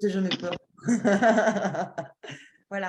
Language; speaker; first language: French; native; French